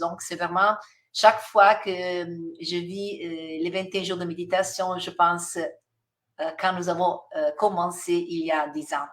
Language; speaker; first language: French; non-native, fluent; Italian